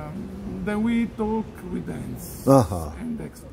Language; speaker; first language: English; non-native, learner; Italian